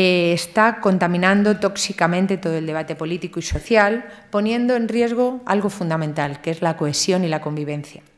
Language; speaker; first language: Spanish; native; Spanish